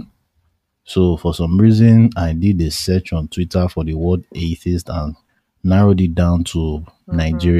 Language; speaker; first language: English; non-native, local second language; Yoruba